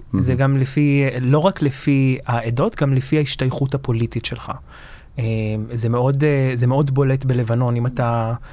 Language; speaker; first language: Hebrew; early bilingual, other home language; Arabic